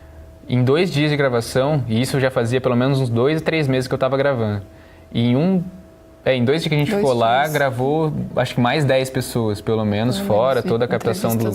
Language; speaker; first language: Portuguese; native; Portuguese